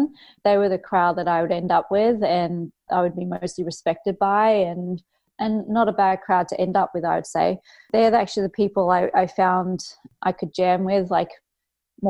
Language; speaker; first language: English; native; English